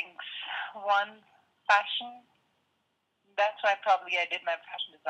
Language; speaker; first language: English; non-native, local second language; Hindi